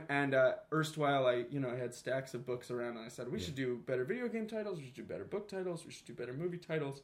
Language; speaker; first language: English; native; English